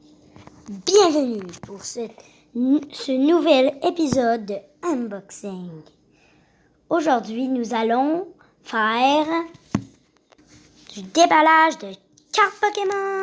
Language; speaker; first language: French; native; French